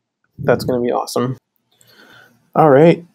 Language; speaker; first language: English; native; English